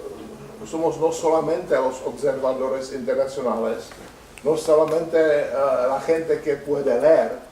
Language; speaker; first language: Spanish; non-native, learner; Czech